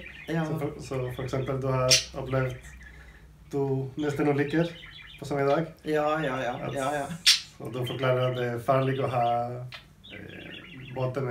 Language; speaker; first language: Norwegian; non-native, fluent; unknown